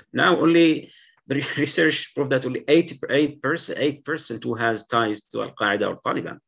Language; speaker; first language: English; non-native, fluent; Arabic